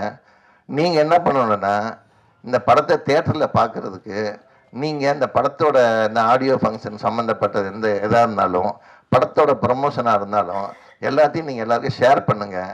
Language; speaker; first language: Tamil; native; Tamil